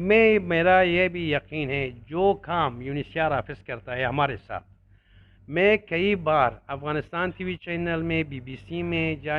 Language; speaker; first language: Hindi; non-native, learner; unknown